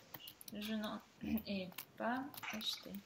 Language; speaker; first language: French; non-native, fluent; Russian